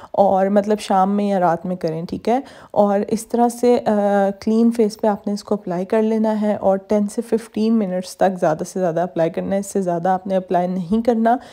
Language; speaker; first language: Urdu; native; Urdu